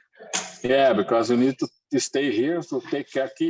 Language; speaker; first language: English; non-native, learner; Portuguese